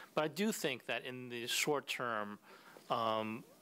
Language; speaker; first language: English; native; English